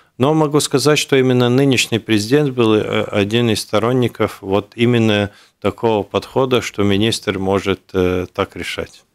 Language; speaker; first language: Russian; non-native, local second language; Latvian